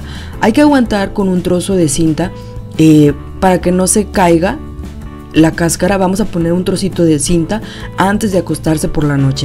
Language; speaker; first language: Spanish; native; Spanish